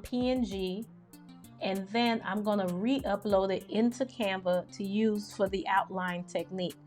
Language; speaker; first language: English; native; English